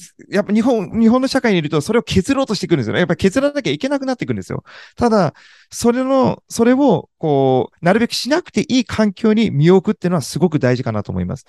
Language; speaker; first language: Japanese; native; Japanese